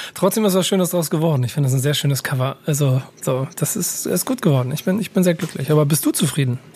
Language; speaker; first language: German; native; German